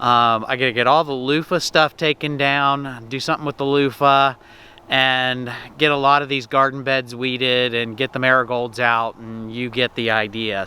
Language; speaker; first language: English; native; English